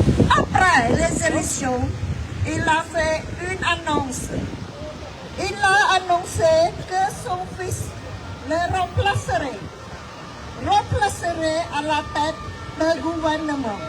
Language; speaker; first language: French; non-native, fluent; Khmer